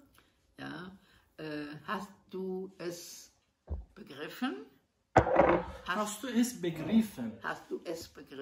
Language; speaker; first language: German; non-native, learner; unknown